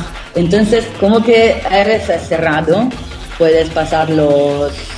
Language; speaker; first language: Spanish; non-native, fluent; Italian